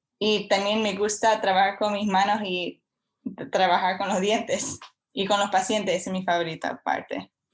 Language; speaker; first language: Spanish; early bilingual, heritage; Spanish